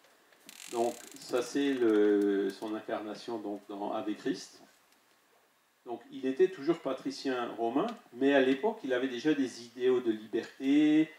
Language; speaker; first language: French; native; French